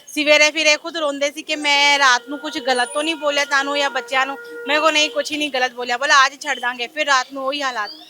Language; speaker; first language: Punjabi; non-native, local second language; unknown